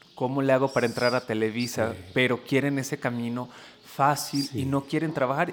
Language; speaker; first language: Spanish; early bilingual, heritage; Spanish